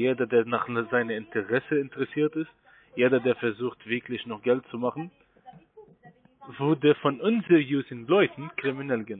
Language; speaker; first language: German; non-native, fluent; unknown